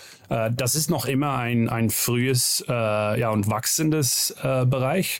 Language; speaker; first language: German; non-native, learner; Dutch